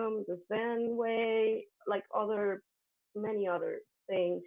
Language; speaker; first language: English; non-native, fluent; Spanish